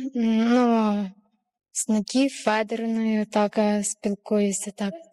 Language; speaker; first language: Ukrainian; native; Ukrainian